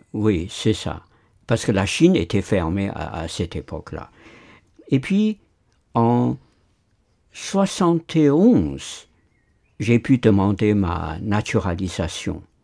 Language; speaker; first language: French; non-native, fluent; Chinese